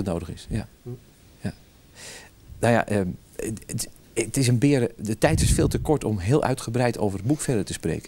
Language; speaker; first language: Dutch; native; Dutch